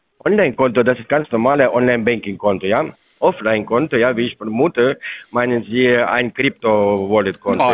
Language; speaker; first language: German; non-native, fluent; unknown